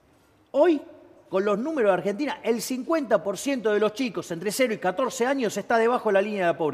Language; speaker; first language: Spanish; native; Spanish